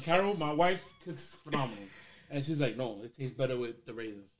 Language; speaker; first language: English; early bilingual, other home language; Spanish